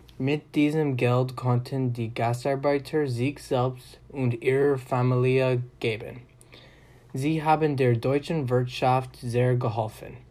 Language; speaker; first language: German; non-native, learner; English